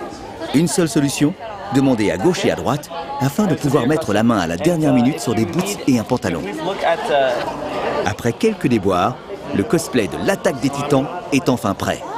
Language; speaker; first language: French; native; French